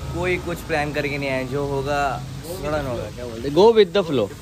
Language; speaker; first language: Hindi; non-native, local second language; Marathi